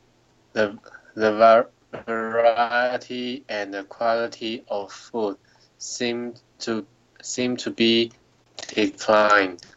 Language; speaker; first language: English; non-native, learner; Chinese